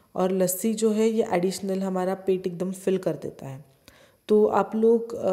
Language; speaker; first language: Hindi; non-native, local second language; Marathi